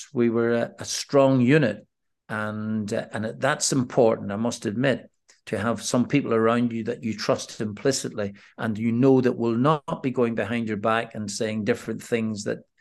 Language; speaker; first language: English; native; English